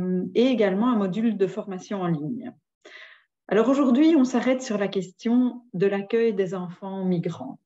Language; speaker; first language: French; native; French